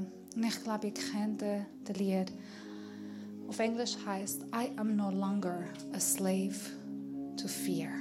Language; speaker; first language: German; non-native, fluent; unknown